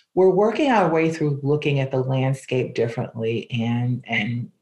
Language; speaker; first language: English; native; English